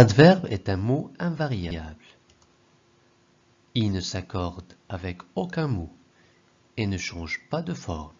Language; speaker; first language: French; non-native, local second language; Arabic